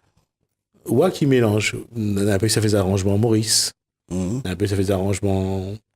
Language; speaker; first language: French; non-native, local second language; Réunion Creole French